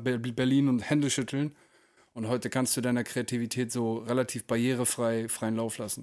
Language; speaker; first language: German; native; German